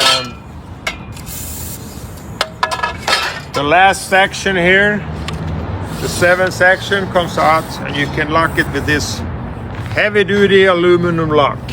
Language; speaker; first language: English; non-native, fluent; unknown